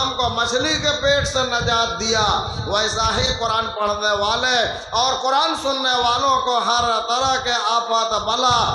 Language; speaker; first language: Urdu; non-native, local second language; Bangla